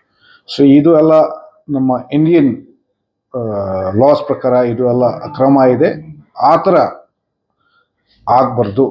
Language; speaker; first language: Kannada; non-native, fluent; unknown